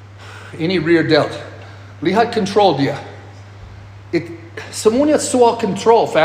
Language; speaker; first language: Indonesian; non-native, fluent; English